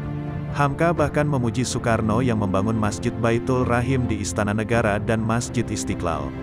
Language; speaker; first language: Indonesian; native; Indonesian